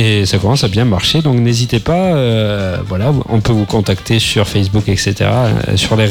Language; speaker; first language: French; native; French